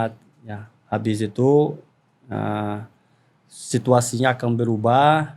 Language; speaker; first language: Indonesian; non-native, fluent; Portuguese